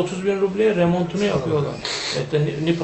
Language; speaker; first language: Russian; non-native, learner; Turkish